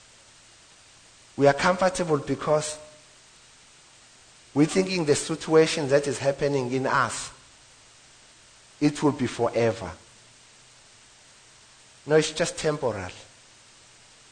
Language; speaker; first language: English; non-native, local second language; Zulu